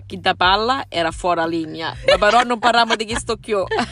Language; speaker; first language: Italian; non-native, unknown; Sicilian